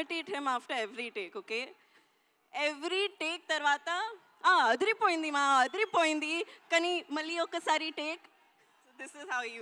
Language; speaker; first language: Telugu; non-native, local second language; Hindi